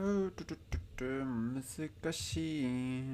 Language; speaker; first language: Japanese; non-native, learner; Spanish